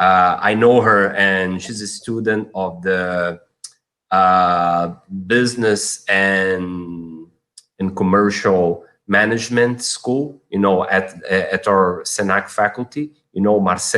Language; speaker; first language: English; non-native, fluent; Portuguese